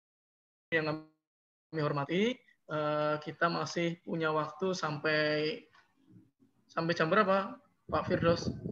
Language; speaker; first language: Indonesian; native; Indonesian